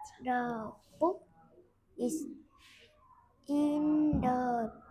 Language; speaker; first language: English; non-native, learner; Vietnamese